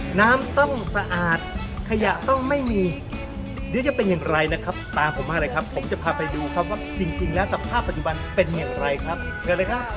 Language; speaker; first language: Thai; native; Thai